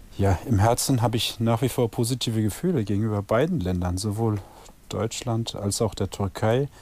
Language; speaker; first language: German; early bilingual, other home language; Turkish